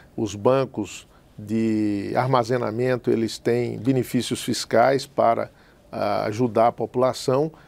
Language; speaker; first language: Portuguese; native; Portuguese